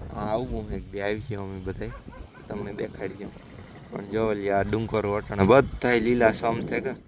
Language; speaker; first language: Gujarati; native; Gujarati